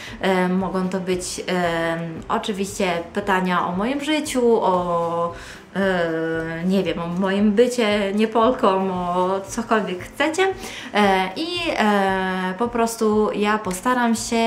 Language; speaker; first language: Polish; non-native, fluent; Italian